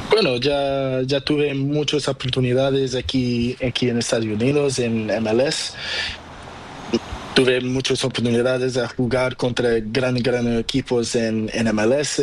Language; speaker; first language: Spanish; non-native, learner; Portuguese